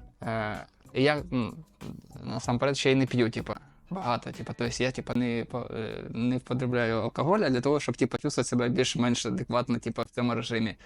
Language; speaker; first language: Ukrainian; non-native, local second language; Russian